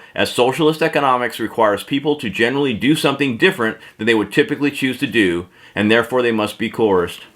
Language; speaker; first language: English; native; English